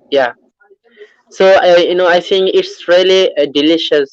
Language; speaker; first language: English; non-native, learner; Bangla